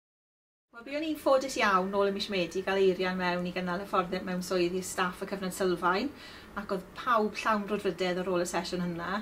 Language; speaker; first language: Welsh; native; Welsh